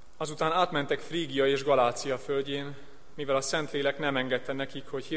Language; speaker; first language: Hungarian; native; Hungarian